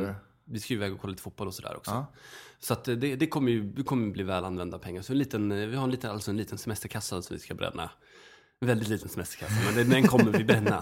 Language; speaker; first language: Swedish; native; Swedish